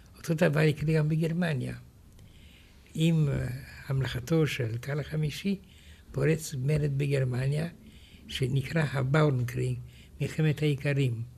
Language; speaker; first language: Hebrew; non-native, fluent; Romanian